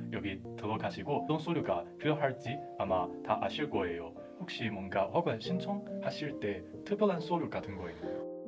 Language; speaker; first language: Korean; non-native, fluent; Chinese